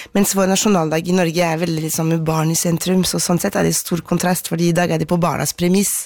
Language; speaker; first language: Norwegian; non-native, fluent; French